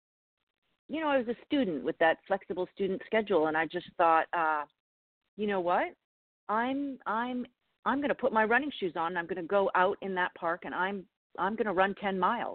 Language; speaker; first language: English; native; English